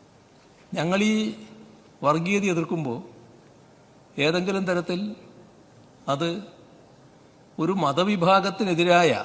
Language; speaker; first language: Malayalam; native; Malayalam